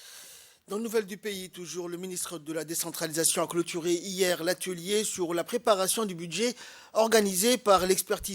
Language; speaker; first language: French; native; French